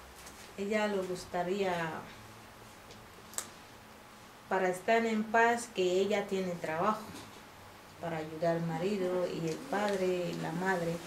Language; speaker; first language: Spanish; non-native, fluent; Bambara